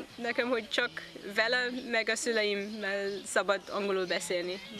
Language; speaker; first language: Hungarian; non-native, learner; English